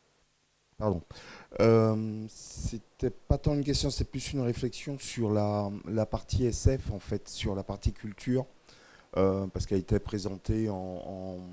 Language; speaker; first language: French; native; French